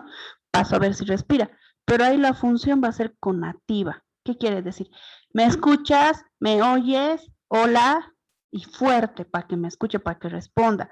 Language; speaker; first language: Spanish; native; Spanish